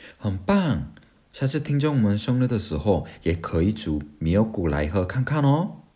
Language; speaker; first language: Chinese; non-native, fluent; Korean